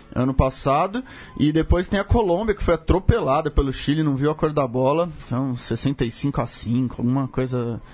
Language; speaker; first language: Portuguese; native; Portuguese